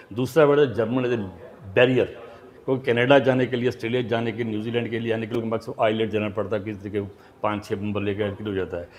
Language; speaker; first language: Hindi; non-native, local second language; Punjabi